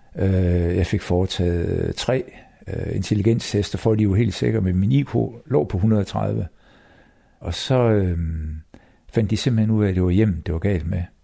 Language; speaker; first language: Danish; native; Danish